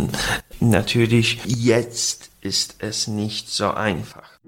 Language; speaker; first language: German; non-native, fluent; Polish